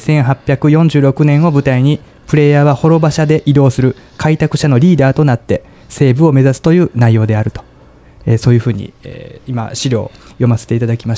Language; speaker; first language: Japanese; native; Japanese